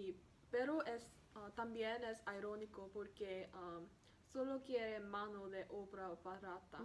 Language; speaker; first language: Spanish; non-native, learner; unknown